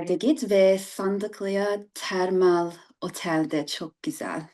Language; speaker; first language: Turkish; early bilingual, heritage; English